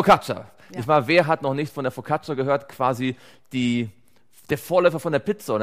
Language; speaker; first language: German; native; German